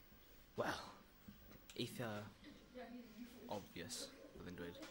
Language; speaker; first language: Welsh; non-native, local second language; English